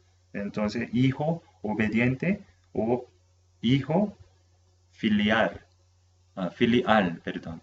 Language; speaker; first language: Spanish; non-native, fluent; Korean